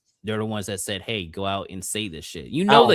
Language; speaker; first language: English; native; English